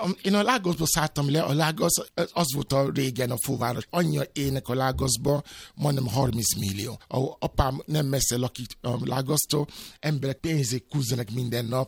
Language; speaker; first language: Hungarian; non-native, fluent; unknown